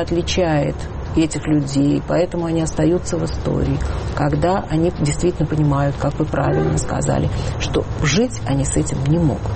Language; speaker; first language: Russian; native; Russian